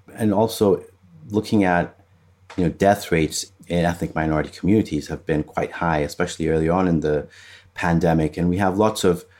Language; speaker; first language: English; non-native, fluent; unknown